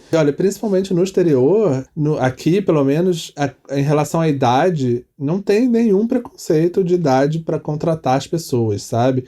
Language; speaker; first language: Portuguese; native; Portuguese